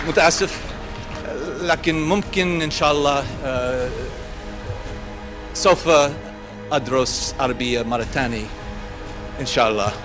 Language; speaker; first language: Arabic; non-native, learner; English